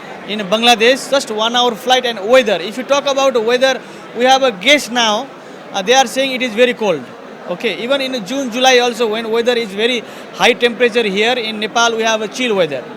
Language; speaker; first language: English; non-native, fluent; Nepali